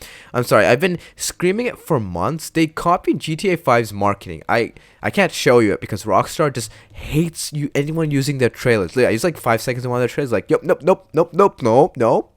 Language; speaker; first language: English; native; English